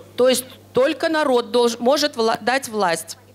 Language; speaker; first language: Russian; non-native, local second language; Tatar